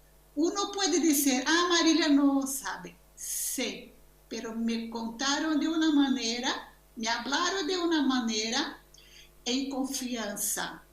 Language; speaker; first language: Spanish; non-native, learner; Portuguese